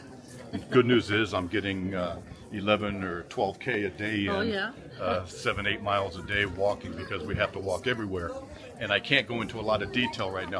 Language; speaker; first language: English; native; English